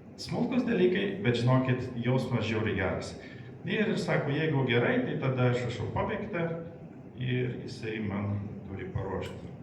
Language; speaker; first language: Lithuanian; non-native, local second language; Polish